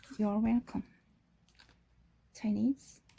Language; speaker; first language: English; non-native, learner; Korean